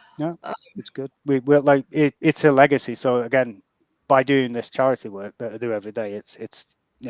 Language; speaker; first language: English; native; English